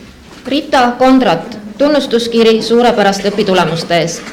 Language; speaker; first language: Estonian; native; Estonian